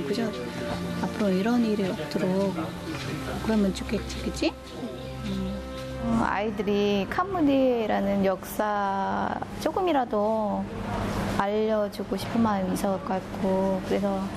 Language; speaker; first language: Korean; non-native, fluent; Khmer